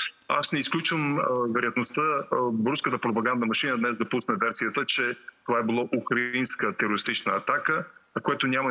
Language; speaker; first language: Bulgarian; native; Bulgarian